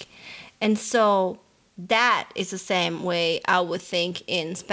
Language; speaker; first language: English; non-native, fluent; Portuguese